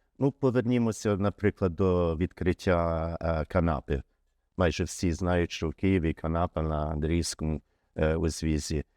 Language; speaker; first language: Ukrainian; early bilingual, heritage; Ukrainian